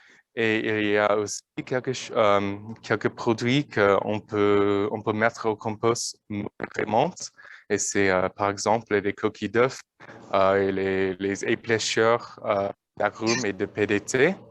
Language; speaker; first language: French; non-native, learner; English